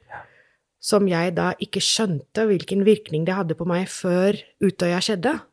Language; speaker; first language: Norwegian; non-native, fluent; English